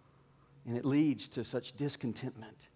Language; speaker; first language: English; native; English